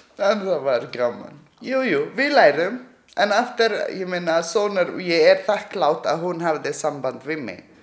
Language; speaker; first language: Icelandic; non-native, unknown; Arabic